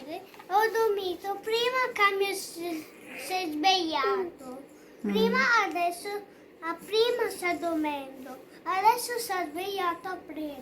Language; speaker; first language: Italian; early bilingual, other home language; Bangla